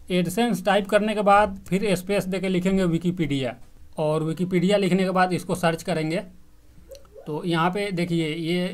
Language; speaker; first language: Hindi; native; Hindi